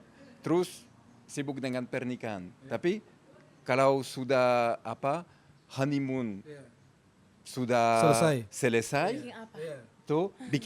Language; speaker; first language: Indonesian; non-native, fluent; French